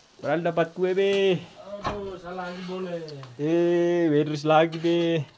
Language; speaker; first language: Indonesian; native; Indonesian